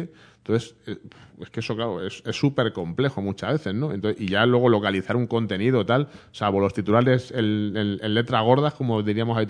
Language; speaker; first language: Spanish; native; Spanish